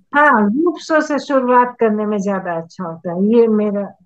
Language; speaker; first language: Hindi; native; Hindi